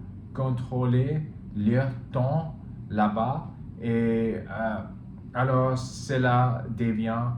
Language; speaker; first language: French; non-native, learner; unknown